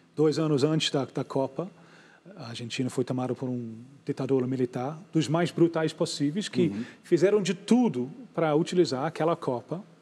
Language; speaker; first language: Portuguese; non-native, fluent; English